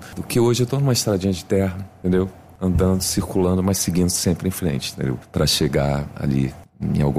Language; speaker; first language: Portuguese; native; Portuguese